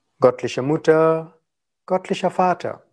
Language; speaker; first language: German; non-native, learner; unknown